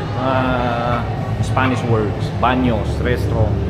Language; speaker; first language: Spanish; non-native, learner; Filipino